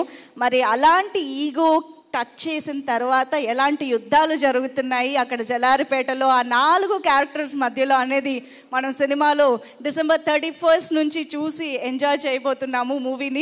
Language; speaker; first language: Telugu; native; Telugu